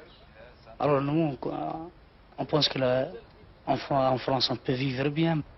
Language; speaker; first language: French; non-native, local second language; Arabic